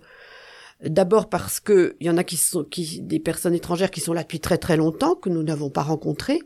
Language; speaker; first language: French; native; French